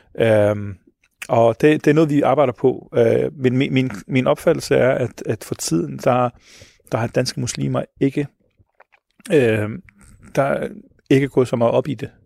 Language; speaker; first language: Danish; early bilingual, other home language; Arabic